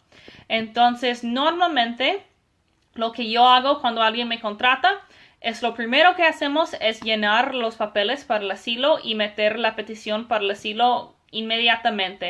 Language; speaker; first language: Spanish; non-native, fluent; English